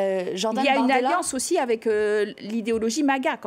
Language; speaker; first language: French; native; French